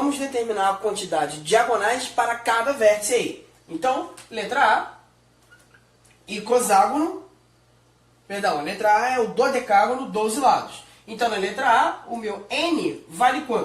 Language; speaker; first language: Portuguese; native; Portuguese